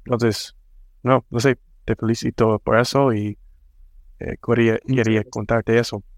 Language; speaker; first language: Spanish; non-native, fluent; English